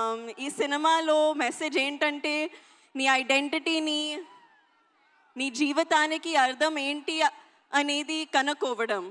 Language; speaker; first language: Telugu; non-native, learner; Hindi